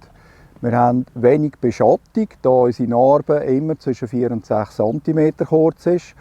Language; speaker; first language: German; native; German